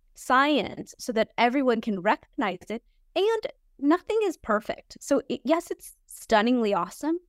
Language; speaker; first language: English; native; English